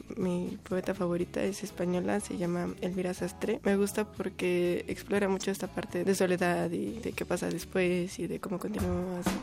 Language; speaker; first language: Spanish; native; Spanish